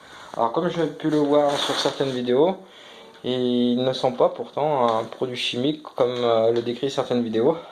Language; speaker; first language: French; native; French